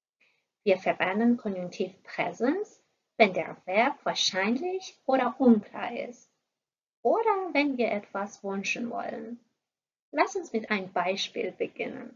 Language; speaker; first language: German; non-native, fluent; Persian